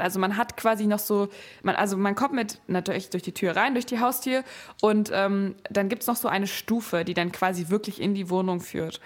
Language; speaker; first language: German; native; German